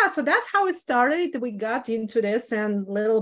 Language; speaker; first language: English; non-native, fluent; Russian